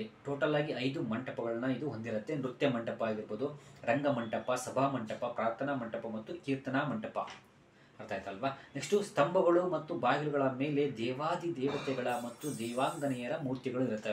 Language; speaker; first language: Kannada; native; Kannada